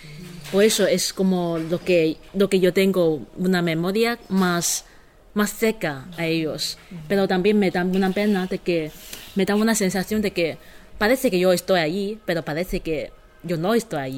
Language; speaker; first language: Spanish; non-native, fluent; Chinese